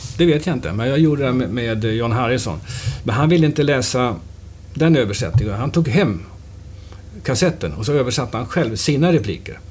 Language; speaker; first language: Swedish; native; Swedish